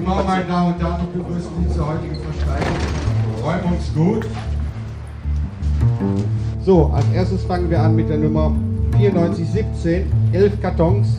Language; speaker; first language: German; native; German